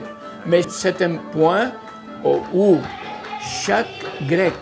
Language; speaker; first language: French; non-native, fluent; Greek